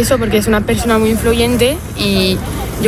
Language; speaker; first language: Spanish; non-native, fluent; French